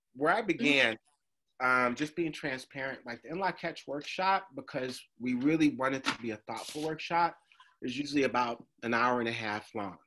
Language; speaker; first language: English; native; English